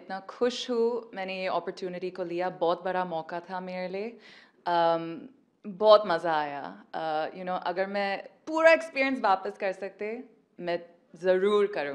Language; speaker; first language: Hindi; early bilingual, heritage; Hindi